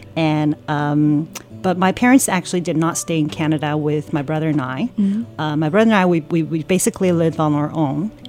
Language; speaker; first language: English; early bilingual, other home language; Chinese